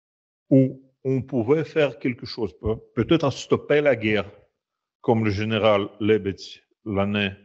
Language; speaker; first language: French; non-native, fluent; Russian